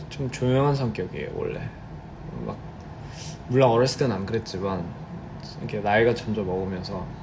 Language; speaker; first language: Korean; early bilingual, heritage; Korean